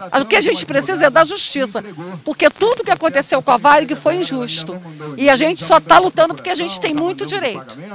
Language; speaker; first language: Portuguese; native; Portuguese